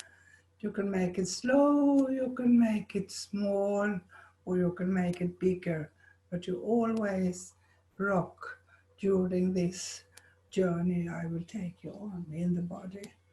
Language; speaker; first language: English; non-native, fluent; Swedish